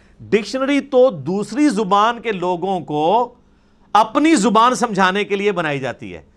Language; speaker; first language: Urdu; non-native, local second language; Punjabi